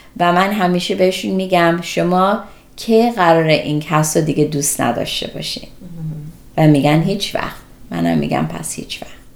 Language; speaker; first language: Persian; early bilingual, other home language; English